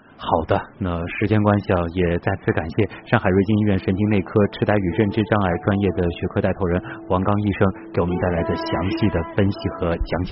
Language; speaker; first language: Chinese; native; Chinese